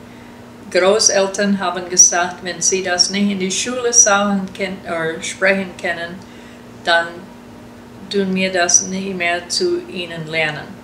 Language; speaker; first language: German; early bilingual, heritage; German